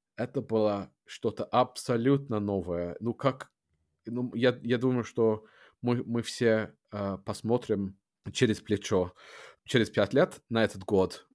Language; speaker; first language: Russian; non-native, fluent; English